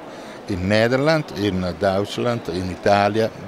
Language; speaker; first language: Dutch; non-native, learner; Italian